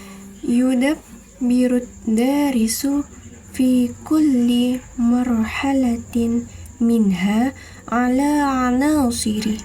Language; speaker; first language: Arabic; non-native, learner; Indonesian